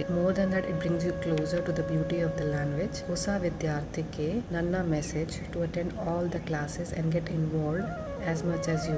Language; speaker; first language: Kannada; non-native, learner; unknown